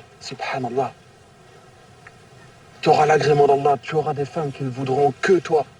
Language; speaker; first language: French; native; French